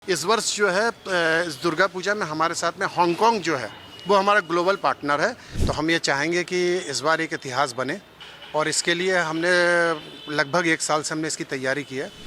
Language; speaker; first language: Hindi; non-native, local second language; Bangla